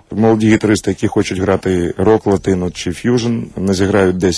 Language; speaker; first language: Ukrainian; native; Ukrainian